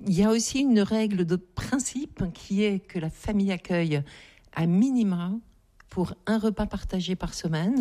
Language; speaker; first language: French; native; French